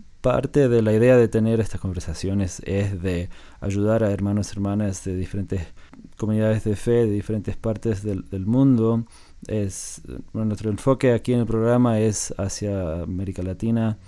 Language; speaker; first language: Spanish; non-native, fluent; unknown